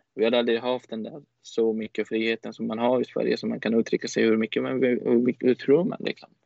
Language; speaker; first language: Swedish; non-native, fluent; Persian